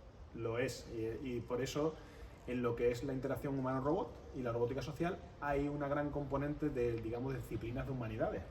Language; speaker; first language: Spanish; native; Spanish